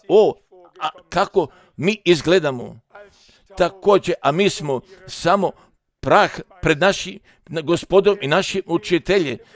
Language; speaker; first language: Croatian; early bilingual, heritage; Croatian